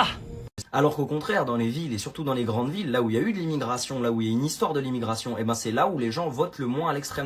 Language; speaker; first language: French; native; French